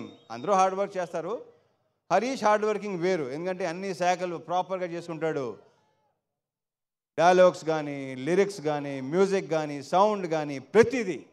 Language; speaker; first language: Telugu; native; Telugu